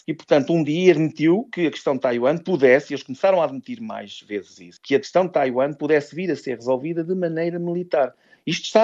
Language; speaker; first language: Portuguese; native; Portuguese